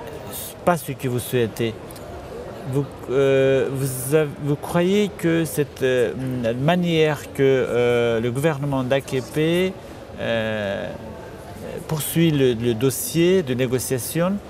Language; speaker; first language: French; non-native, fluent; Kurdish